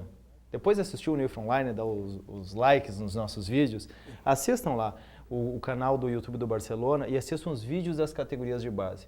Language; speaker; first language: Portuguese; native; Portuguese